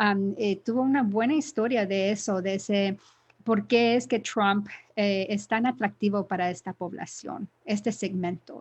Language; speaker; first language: Spanish; early bilingual, other home language; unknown